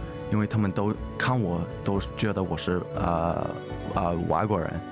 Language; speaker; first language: Chinese; early bilingual, heritage; English